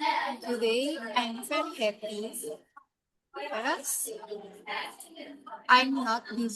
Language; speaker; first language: English; non-native, learner; Indonesian